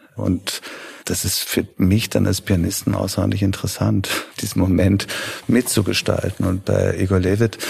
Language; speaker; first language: German; native; German